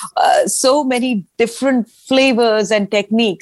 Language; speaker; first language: English; non-native, local second language; Hindi